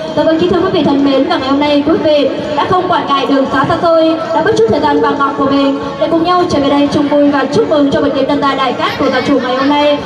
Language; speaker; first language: Vietnamese; non-native, local second language; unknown